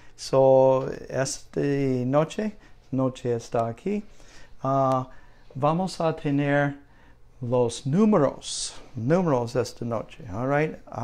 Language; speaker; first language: Spanish; non-native, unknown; English